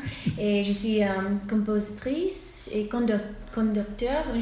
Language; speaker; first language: French; non-native, fluent; English